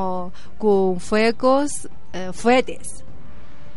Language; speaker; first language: Spanish; non-native, learner; Chinese